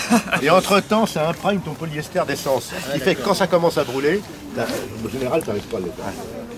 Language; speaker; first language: French; native; French